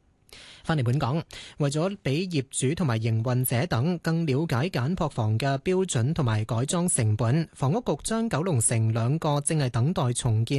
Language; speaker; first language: Cantonese; native; Cantonese